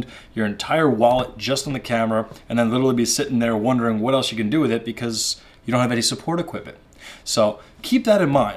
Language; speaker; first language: English; native; English